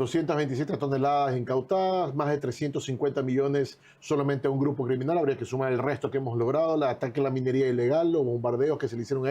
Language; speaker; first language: Spanish; native; Spanish